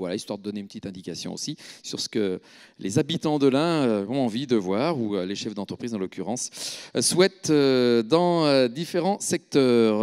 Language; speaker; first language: French; native; French